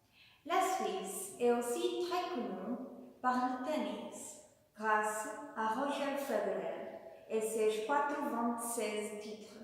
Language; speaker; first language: French; non-native, learner; Portuguese